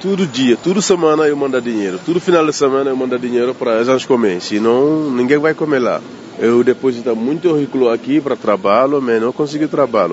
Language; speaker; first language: Portuguese; non-native, learner; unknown